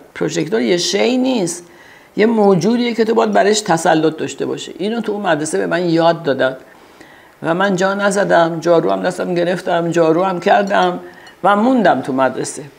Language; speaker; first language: Persian; early bilingual, heritage; Persian